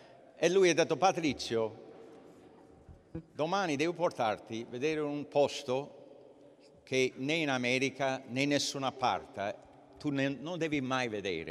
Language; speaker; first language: Italian; early bilingual, heritage; English